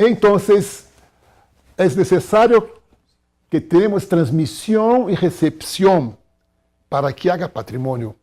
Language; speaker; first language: Spanish; non-native, fluent; Portuguese